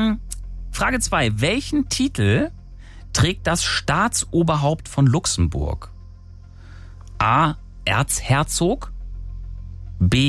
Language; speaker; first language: German; native; German